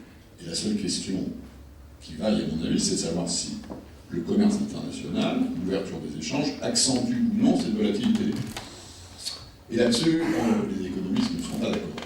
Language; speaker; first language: French; native; French